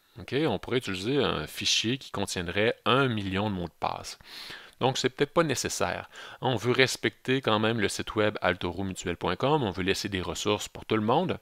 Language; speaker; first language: French; native; French